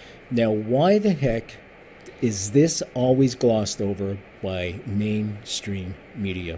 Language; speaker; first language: English; native; English